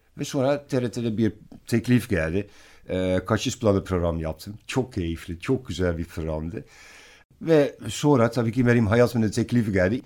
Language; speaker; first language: Turkish; non-native, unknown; Dutch